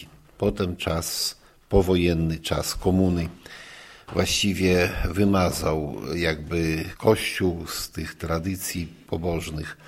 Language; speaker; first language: Polish; native; Polish